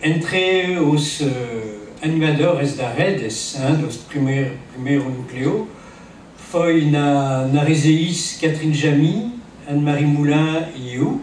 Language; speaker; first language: Portuguese; non-native, learner; French